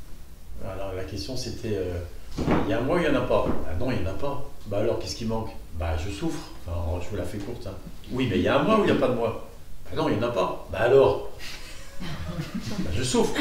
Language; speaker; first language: French; native; French